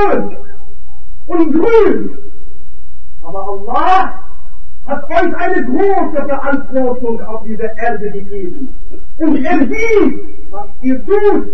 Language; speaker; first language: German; non-native, fluent; Arabic